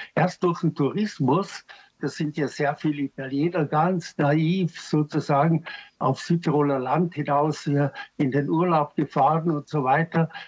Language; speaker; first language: German; native; German